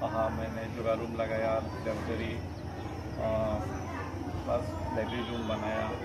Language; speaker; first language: Hindi; non-native, local second language; Bangla